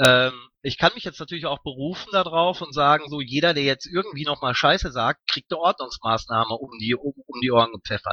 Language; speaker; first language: German; native; German